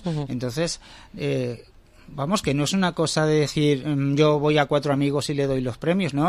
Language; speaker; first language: Spanish; native; Spanish